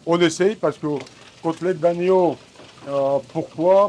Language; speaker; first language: French; non-native, learner; Georgian